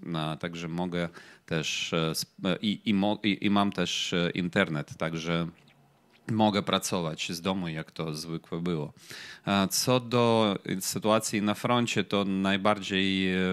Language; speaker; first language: Polish; non-native, fluent; Ukrainian